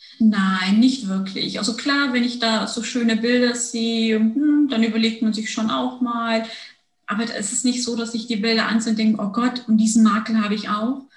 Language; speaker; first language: German; early bilingual, other home language; Turkish